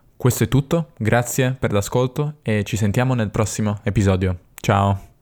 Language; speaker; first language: Italian; native; Italian